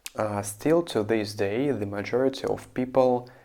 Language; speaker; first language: English; non-native, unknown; Russian